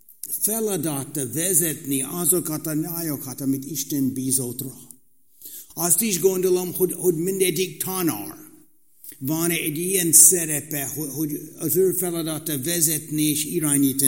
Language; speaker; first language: Hungarian; non-native, fluent; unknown